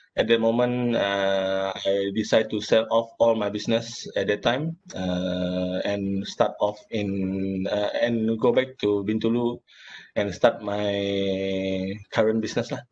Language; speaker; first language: English; non-native, local second language; Malay